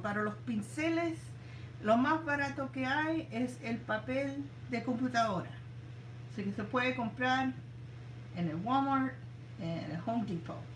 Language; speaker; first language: Spanish; early bilingual, heritage; Spanish